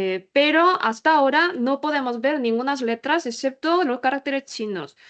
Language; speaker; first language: Spanish; non-native, learner; Korean